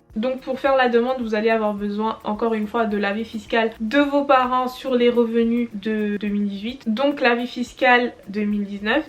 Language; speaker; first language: French; early bilingual, other home language; Portuguese